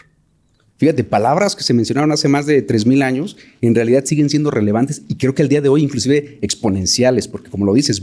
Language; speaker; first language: Spanish; native; Spanish